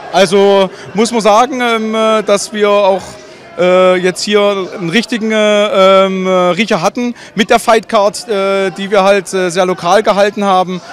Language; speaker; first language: German; native; German